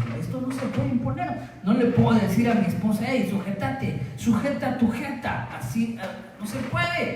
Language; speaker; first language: Spanish; native; Spanish